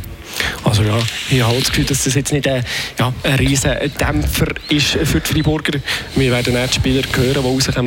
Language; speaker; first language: German; native; German